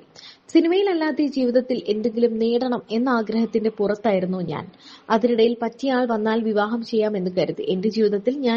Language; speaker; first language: Malayalam; native; Malayalam